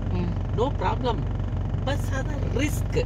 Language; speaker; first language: Arabic; non-native, learner; Hindi